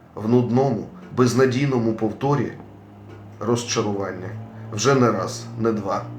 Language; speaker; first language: Ukrainian; native; Ukrainian